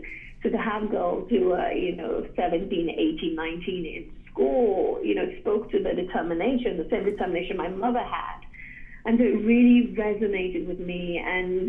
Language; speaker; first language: English; native; English